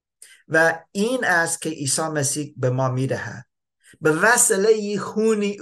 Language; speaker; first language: Persian; non-native, fluent; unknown